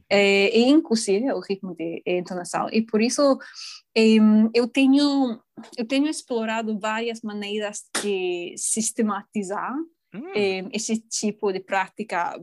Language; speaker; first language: Portuguese; non-native, fluent; English